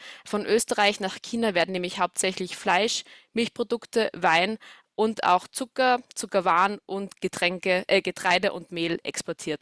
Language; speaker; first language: German; native; German